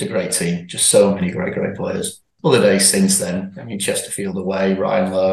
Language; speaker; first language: English; native; English